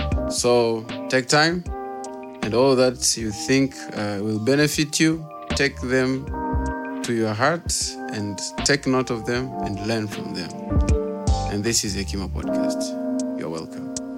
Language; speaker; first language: English; non-native, local second language; Swahili